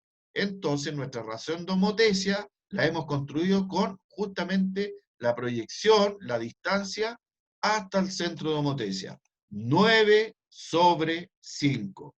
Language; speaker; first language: Spanish; native; Spanish